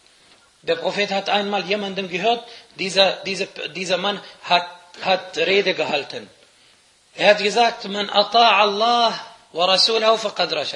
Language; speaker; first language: German; non-native, fluent; Arabic